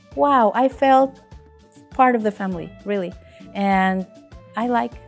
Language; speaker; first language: English; non-native, fluent; Spanish